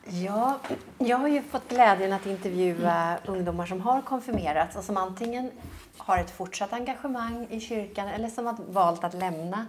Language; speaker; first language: Swedish; native; Swedish